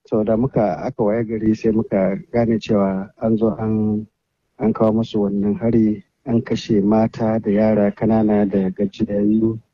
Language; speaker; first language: Hausa; non-native, local second language; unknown